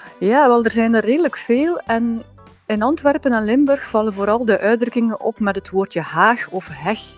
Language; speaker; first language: Dutch; native; Dutch